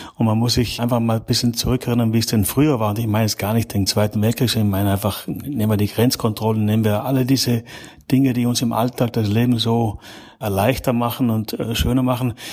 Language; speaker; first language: German; native; German